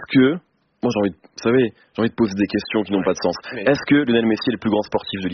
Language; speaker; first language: French; native; French